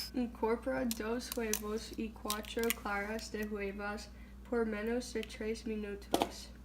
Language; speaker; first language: Spanish; non-native, learner; English